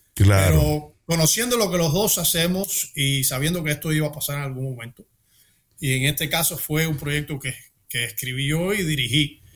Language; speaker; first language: Spanish; early bilingual, heritage; Spanish